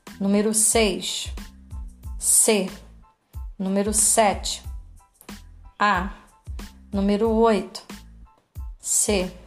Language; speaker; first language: Spanish; non-native, fluent; Portuguese